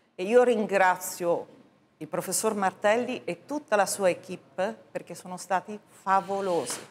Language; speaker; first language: Italian; native; Italian